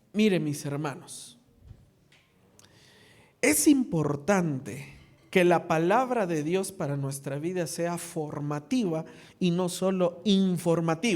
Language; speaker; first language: Spanish; native; Spanish